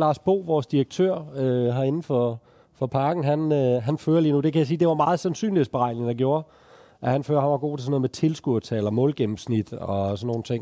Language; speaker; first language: Danish; native; Danish